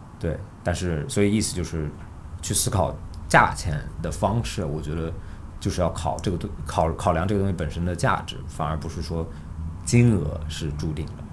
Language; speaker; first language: Chinese; early bilingual, heritage; Chinese